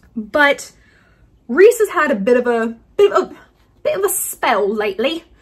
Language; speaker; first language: English; native; English